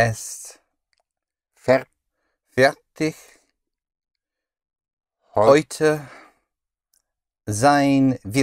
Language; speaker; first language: German; non-native, learner; English